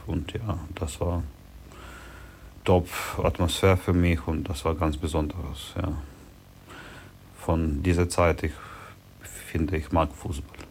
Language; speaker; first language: German; non-native, learner; Ukrainian